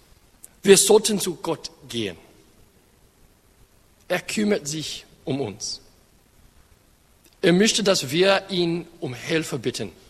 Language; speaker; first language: German; non-native, fluent; English